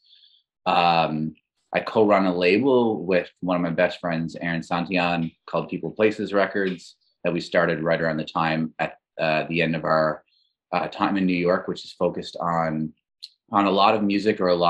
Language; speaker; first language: English; native; English